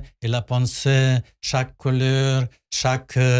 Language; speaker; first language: French; non-native, learner; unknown